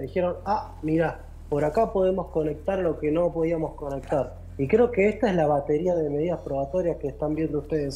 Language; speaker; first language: Spanish; native; Spanish